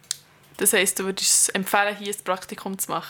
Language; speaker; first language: German; native; German